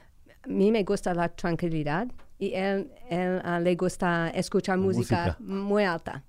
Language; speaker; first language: Spanish; non-native, fluent; English